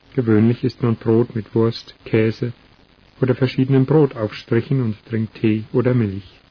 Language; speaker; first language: German; non-native, learner; Russian